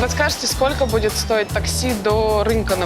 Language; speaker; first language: Russian; native; Russian